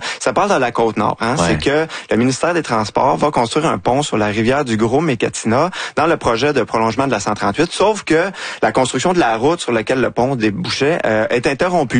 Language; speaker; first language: French; native; French